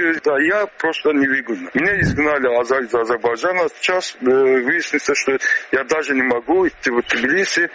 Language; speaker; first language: Russian; non-native, learner; Azerbaijani